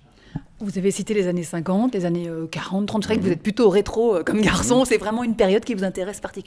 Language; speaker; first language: French; native; French